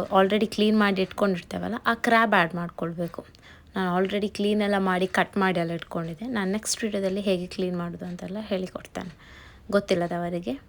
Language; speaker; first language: Kannada; non-native, local second language; Tulu